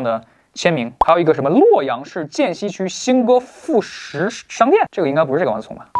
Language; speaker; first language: Chinese; native; Chinese